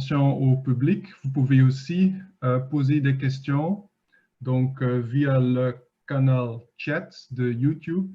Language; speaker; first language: French; non-native, fluent; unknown